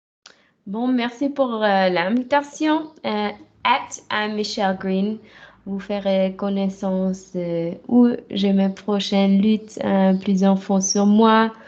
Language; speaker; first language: French; non-native, fluent; German